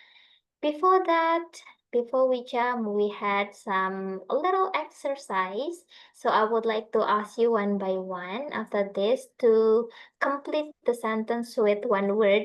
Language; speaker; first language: English; non-native, fluent; Indonesian